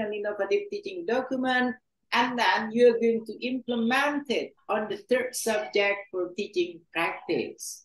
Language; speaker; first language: English; non-native, fluent; Indonesian